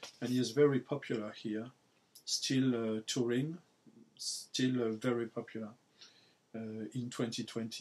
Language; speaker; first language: English; non-native, learner; French